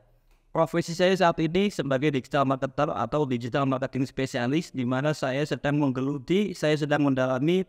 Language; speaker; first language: Indonesian; native; Indonesian